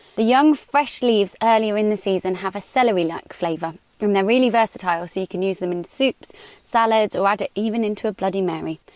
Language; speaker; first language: English; native; English